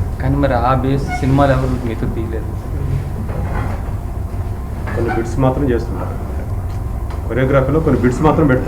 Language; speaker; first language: Telugu; native; Telugu